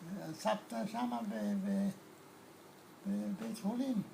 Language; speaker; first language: Hebrew; non-native, learner; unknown